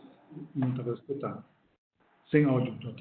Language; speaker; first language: Portuguese; non-native, fluent; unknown